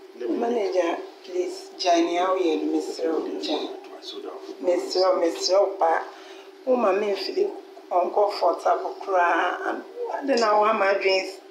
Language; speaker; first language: English; non-native, local second language; Akan